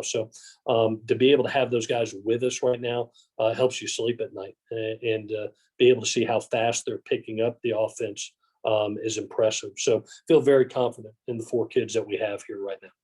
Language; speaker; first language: English; native; English